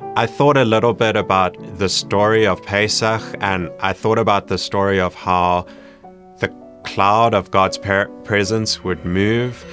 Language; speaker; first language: English; native; English